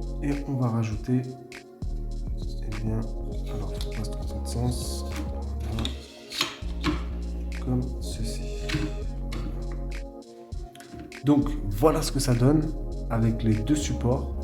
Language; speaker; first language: French; native; French